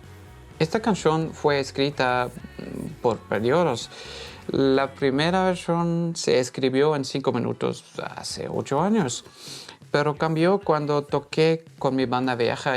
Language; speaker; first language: Spanish; non-native, fluent; Norwegian